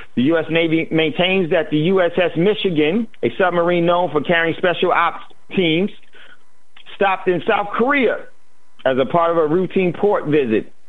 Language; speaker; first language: English; native; English